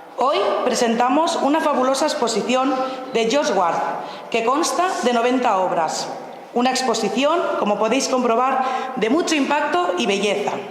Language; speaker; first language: Spanish; non-native, local second language; Catalan